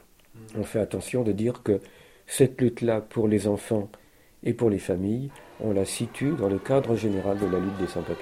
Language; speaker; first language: French; native; French